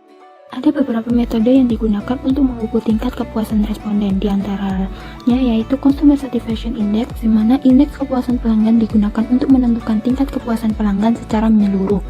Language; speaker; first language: Indonesian; native; Indonesian